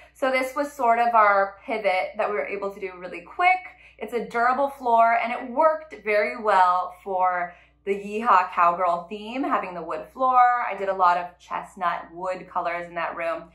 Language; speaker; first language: English; native; English